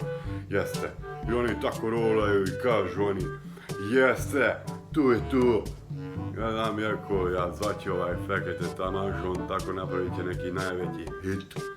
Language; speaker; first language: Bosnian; non-native, local second language; Hungarian